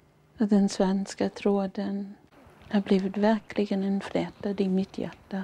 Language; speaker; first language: Swedish; non-native, fluent; Māori